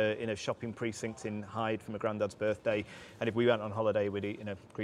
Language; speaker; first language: English; native; English